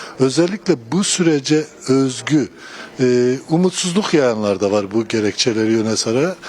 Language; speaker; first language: Turkish; non-native, local second language; Kurdish